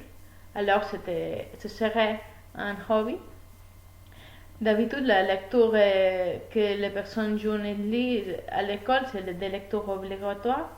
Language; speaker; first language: French; non-native, learner; Spanish